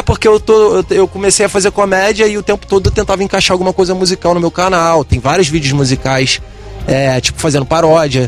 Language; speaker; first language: Portuguese; native; Portuguese